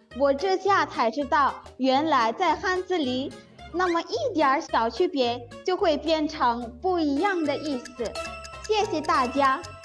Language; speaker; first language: Chinese; non-native, fluent; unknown